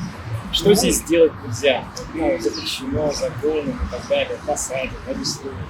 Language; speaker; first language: Russian; native; Russian